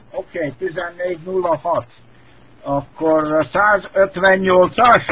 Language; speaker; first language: Hungarian; native; Hungarian